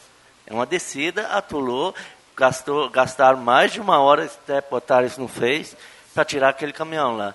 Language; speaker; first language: Portuguese; native; Portuguese